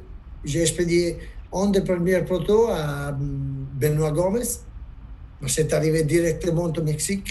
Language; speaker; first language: French; non-native, learner; Italian